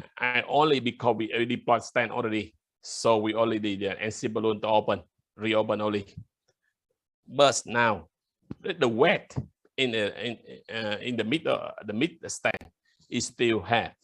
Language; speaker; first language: English; non-native, learner; Vietnamese